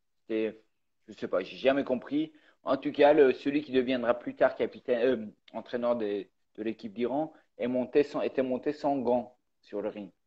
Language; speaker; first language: French; early bilingual, other home language; Persian